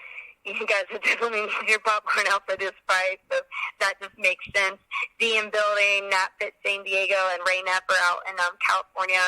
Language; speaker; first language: English; native; English